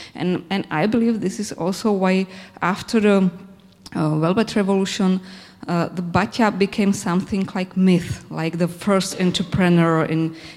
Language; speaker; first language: English; non-native, fluent; Czech